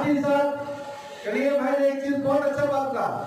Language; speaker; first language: Hindi; non-native, local second language; Bangla